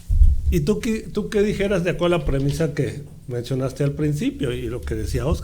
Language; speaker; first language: Spanish; native; Spanish